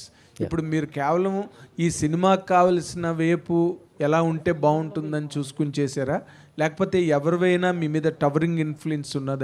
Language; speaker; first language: Telugu; native; Telugu